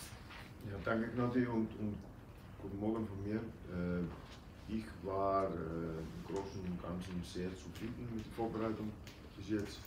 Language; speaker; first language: German; non-native, fluent; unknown